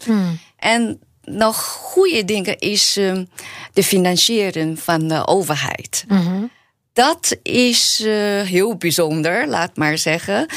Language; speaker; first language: Dutch; non-native, learner; Chinese